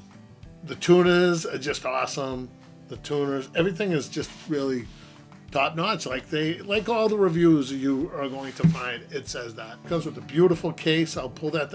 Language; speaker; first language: English; native; English